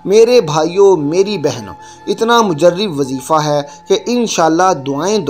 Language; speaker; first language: Urdu; native; Urdu